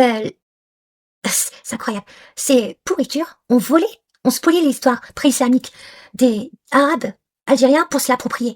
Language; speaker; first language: French; non-native, local second language; Arabic